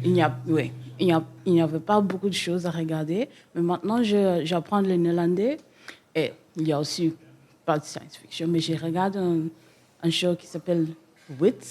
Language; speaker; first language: French; non-native, learner; English